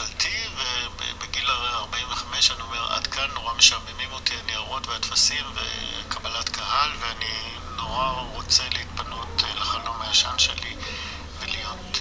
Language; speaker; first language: Hebrew; native; Hebrew